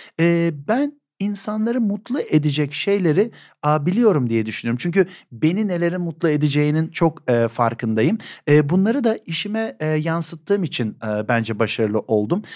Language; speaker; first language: Turkish; native; Turkish